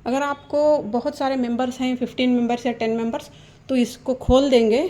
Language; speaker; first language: Hindi; non-native, local second language; Kannada